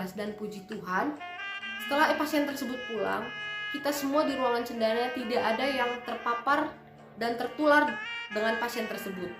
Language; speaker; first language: Indonesian; native; Indonesian